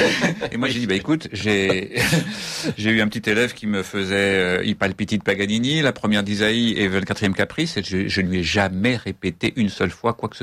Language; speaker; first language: French; native; French